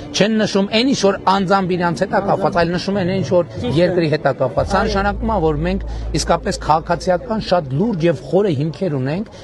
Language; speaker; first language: Armenian; native; Armenian